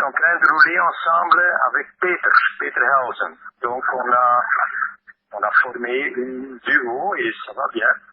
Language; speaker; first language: French; non-native, local second language; Dutch